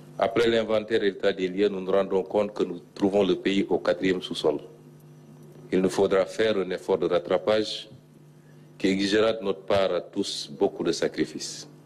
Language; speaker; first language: French; non-native, local second language; Wolof